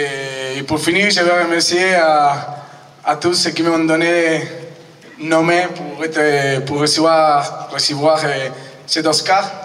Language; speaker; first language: French; non-native, fluent; Spanish